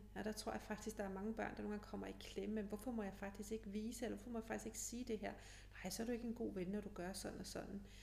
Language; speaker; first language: Danish; early bilingual, other home language; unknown